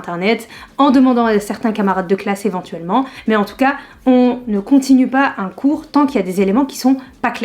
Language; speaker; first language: French; native; French